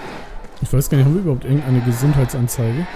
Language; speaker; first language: German; native; German